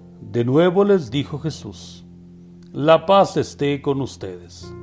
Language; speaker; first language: Spanish; native; Spanish